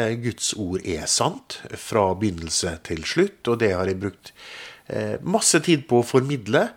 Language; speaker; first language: Norwegian; native; Norwegian